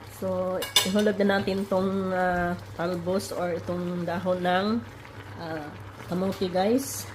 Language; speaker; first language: Filipino; non-native, local second language; Cebuano